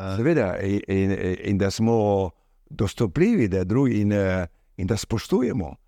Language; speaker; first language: Slovenian; early bilingual, heritage; Slovenian